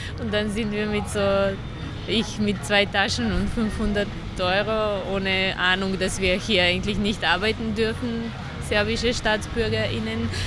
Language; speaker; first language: German; non-native, fluent; Serbian